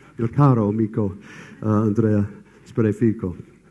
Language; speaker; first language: Italian; non-native, fluent; English